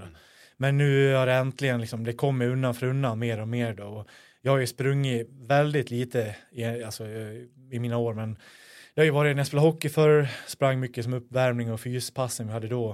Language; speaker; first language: Swedish; native; Swedish